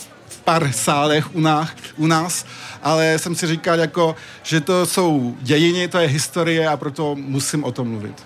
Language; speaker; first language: Czech; early bilingual, heritage; French